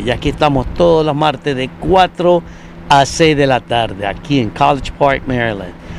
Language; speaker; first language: Spanish; native; Spanish